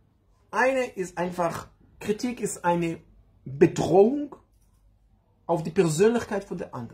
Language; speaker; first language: German; non-native, learner; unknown